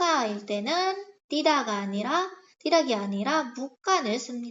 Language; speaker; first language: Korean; non-native, fluent; Indonesian